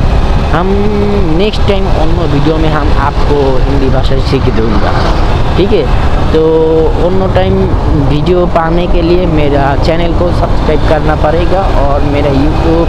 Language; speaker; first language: Hindi; non-native, learner; Bangla